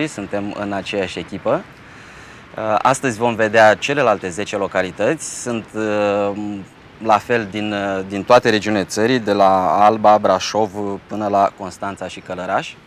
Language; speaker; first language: Romanian; native; Romanian